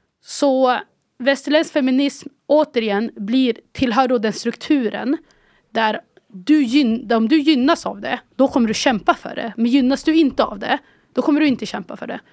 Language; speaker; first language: Swedish; early bilingual, other home language; Arabic